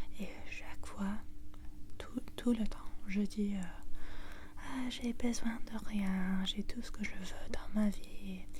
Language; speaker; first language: French; non-native, learner; English